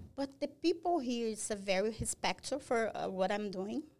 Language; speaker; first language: English; non-native, learner; Portuguese